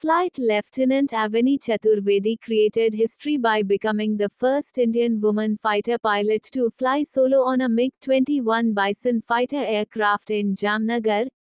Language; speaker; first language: English; non-native, local second language; Hindi